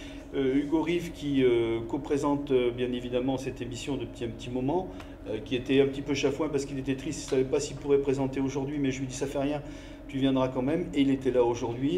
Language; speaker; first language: French; native; French